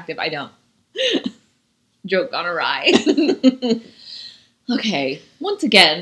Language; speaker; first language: English; native; English